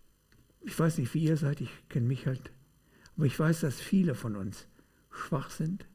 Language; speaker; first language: German; native; German